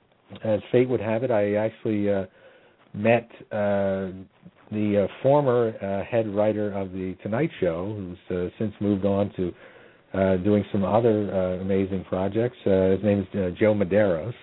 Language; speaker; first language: English; native; English